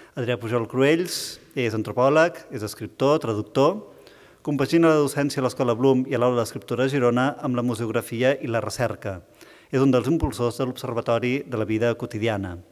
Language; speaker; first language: Catalan; native; Catalan